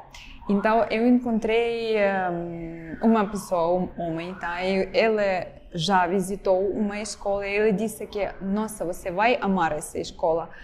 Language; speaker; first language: Portuguese; non-native, fluent; Ukrainian